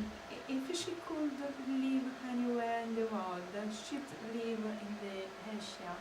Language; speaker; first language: English; non-native, learner; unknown